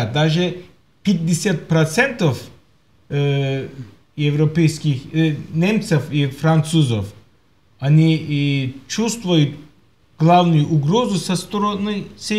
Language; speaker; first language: Russian; non-native, fluent; Turkish